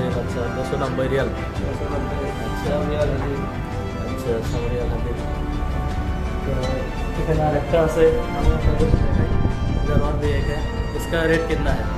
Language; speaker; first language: Hindi; non-native, learner; Bangla